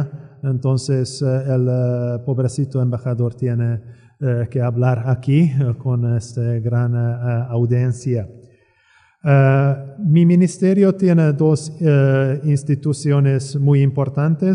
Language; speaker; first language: Spanish; non-native, fluent; Hungarian